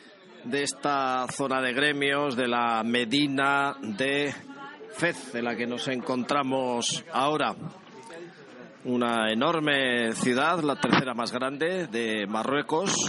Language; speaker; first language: Spanish; native; Spanish